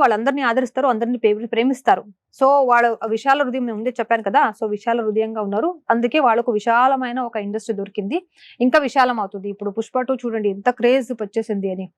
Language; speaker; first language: Telugu; non-native, local second language; Kannada